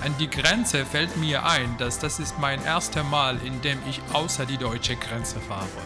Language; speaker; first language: German; non-native, learner; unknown